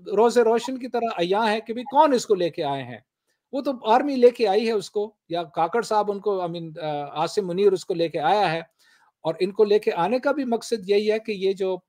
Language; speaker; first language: Urdu; non-native, local second language; Pashto